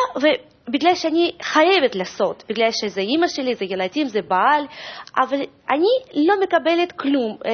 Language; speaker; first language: Hebrew; non-native, learner; Russian